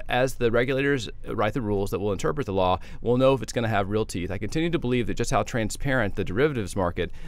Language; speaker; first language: English; native; English